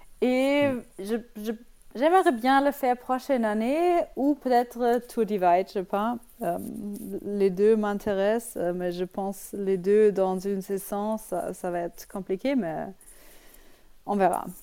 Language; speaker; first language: French; non-native, learner; German